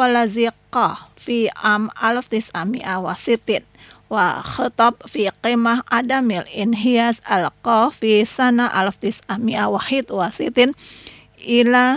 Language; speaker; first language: Arabic; non-native, fluent; Indonesian